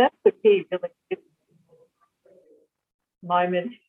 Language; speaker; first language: English; native; English